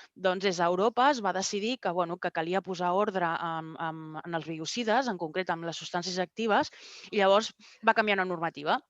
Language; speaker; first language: Catalan; non-native, local second language; Spanish